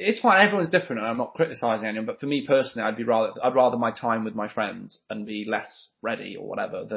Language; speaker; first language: English; native; English